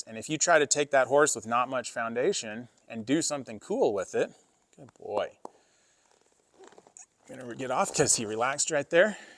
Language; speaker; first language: English; native; English